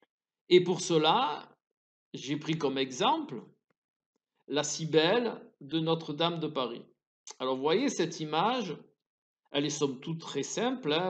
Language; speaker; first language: French; native; French